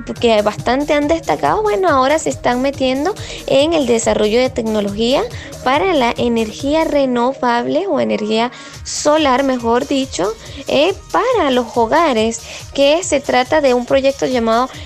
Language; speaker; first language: Spanish; native; Spanish